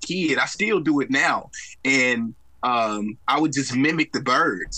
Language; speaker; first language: English; native; English